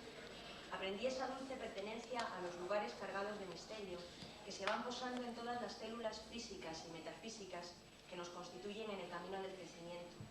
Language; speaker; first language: Spanish; native; Spanish